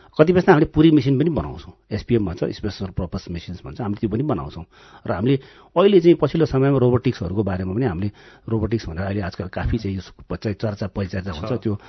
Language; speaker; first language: Nepali; non-native, local second language; Gurung